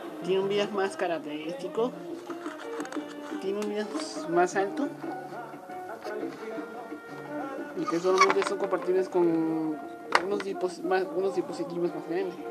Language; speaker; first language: Spanish; native; Spanish